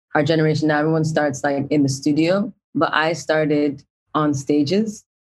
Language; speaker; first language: English; native; English